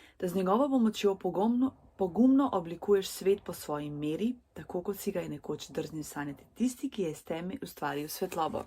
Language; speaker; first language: Slovenian; early bilingual, other home language; Serbian